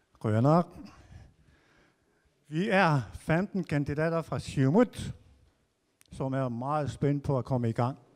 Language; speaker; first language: Danish; non-native, local second language; Kalaallisut